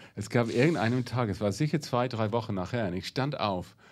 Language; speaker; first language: German; non-native, fluent; English